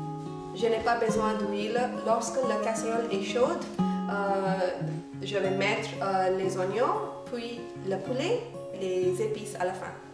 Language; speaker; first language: French; non-native, fluent; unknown